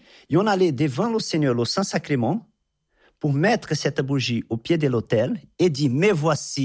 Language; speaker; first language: French; non-native, fluent; Portuguese